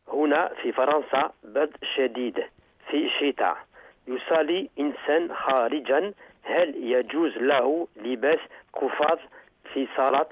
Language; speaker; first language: Arabic; non-native, learner; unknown